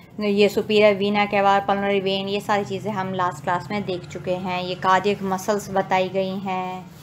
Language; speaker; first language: Hindi; native; Hindi